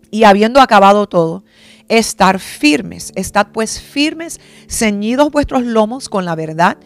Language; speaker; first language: Spanish; early bilingual, heritage; Spanish